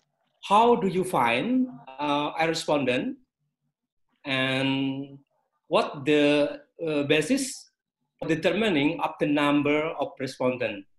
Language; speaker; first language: English; non-native, learner; Indonesian